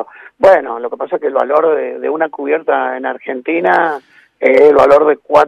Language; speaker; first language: Spanish; native; Spanish